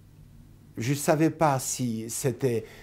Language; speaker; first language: French; non-native, fluent; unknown